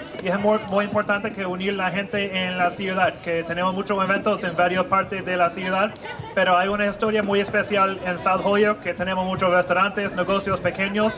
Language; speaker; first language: Spanish; non-native, fluent; English